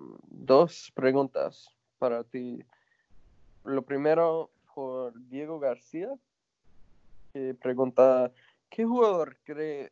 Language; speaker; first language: Spanish; non-native, fluent; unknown